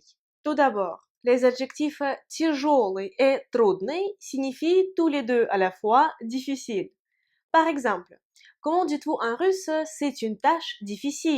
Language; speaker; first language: French; non-native, fluent; Russian